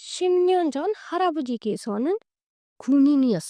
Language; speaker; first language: Korean; non-native, fluent; Hindi